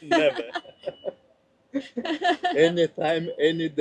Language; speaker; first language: English; non-native, learner; Turkish